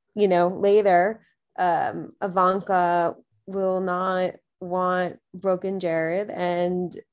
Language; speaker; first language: English; native; English